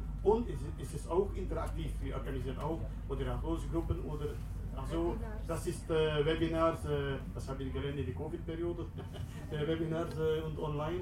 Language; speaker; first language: German; non-native, learner; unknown